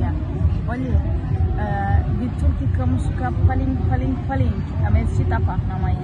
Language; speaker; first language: Indonesian; non-native, learner; Turkish